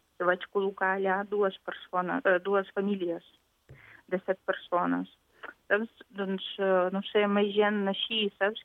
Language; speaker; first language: Catalan; non-native, fluent; Ukrainian